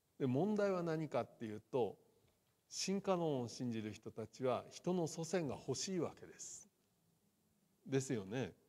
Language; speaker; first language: Japanese; native; Japanese